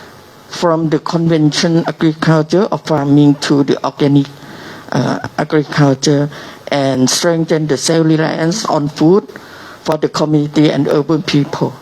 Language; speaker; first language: English; non-native, learner; Thai